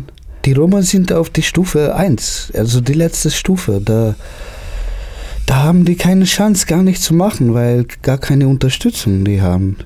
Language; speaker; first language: German; non-native, fluent; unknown